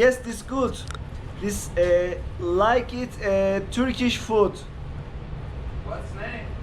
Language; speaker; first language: English; non-native, learner; Turkish